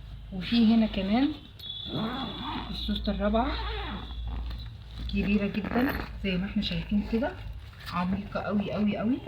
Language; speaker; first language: Arabic; native; Arabic